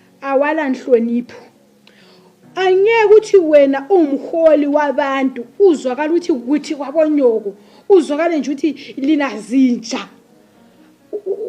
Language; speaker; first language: Zulu; native; Zulu